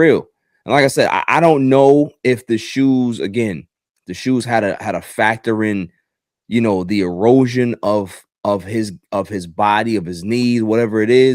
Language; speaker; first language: English; native; English